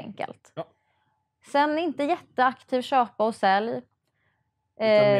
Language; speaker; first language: Swedish; native; Swedish